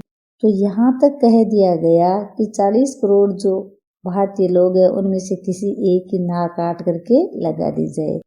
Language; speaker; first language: Hindi; native; Hindi